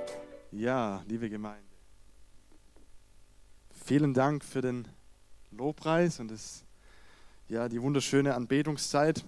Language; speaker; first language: German; native; German